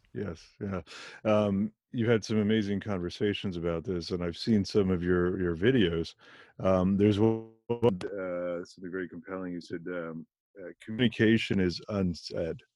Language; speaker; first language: English; native; English